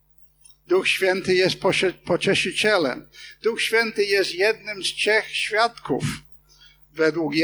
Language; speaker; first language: Polish; non-native, fluent; English